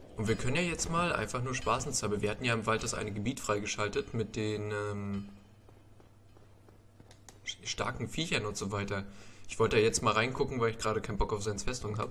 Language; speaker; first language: German; native; German